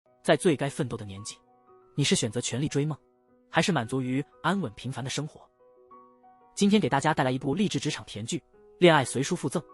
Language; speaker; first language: Chinese; native; Chinese